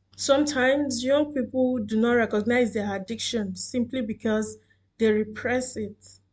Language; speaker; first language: English; non-native, local second language; Yoruba